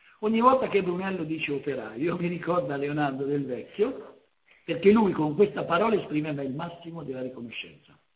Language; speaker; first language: Italian; native; Italian